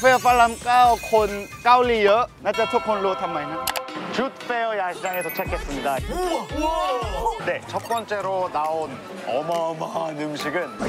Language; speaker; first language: Thai; non-native, fluent; Korean